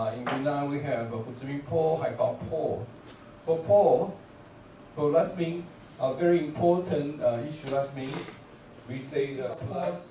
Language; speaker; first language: English; non-native, learner; Chinese